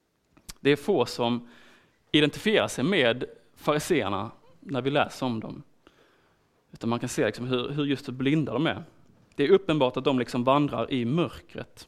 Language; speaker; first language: Swedish; native; Swedish